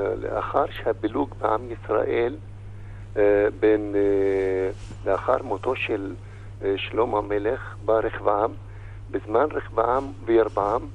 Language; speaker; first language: Hebrew; non-native, local second language; Arabic